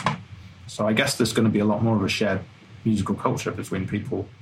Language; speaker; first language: English; native; English